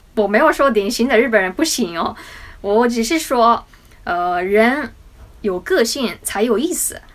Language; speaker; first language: Chinese; non-native, fluent; Japanese